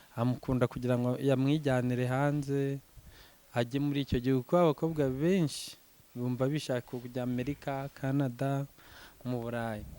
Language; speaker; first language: Kinyarwanda; early bilingual, heritage; Kinyarwanda